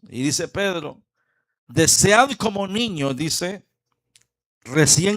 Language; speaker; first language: Spanish; native; Spanish